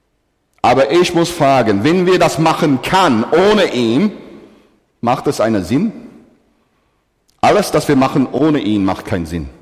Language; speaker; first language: German; non-native, fluent; English